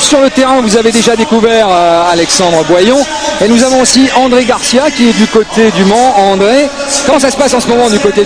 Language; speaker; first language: French; native; French